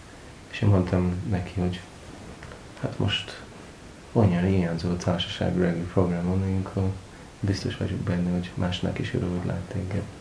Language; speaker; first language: Hungarian; non-native, learner; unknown